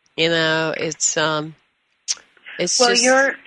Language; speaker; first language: English; native; English